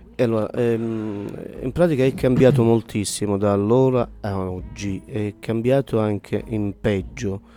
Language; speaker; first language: Italian; non-native, fluent; Arabic